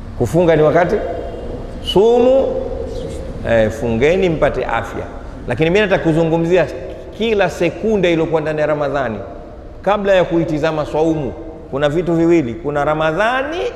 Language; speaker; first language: Swahili; native; Swahili